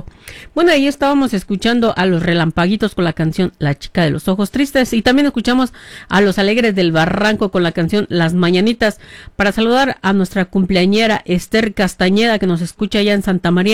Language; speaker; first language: Spanish; native; Spanish